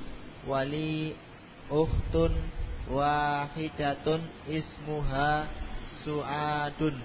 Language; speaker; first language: Arabic; non-native, learner; Indonesian